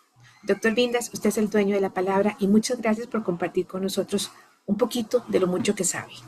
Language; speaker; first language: Spanish; native; Spanish